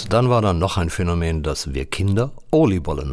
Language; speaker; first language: German; native; German